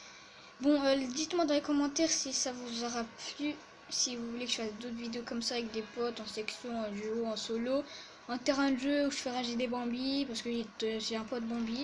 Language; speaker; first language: French; native; French